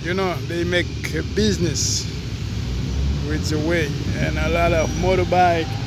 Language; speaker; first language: English; non-native, fluent; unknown